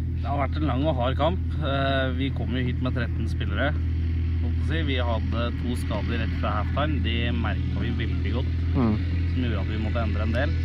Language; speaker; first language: Norwegian; native; Norwegian